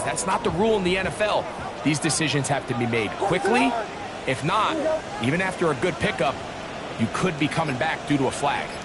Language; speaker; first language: English; native; English